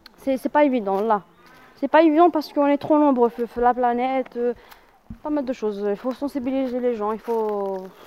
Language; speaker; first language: French; non-native, local second language; Arabic